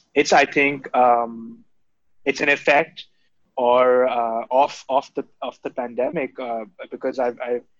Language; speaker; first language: English; non-native, local second language; Urdu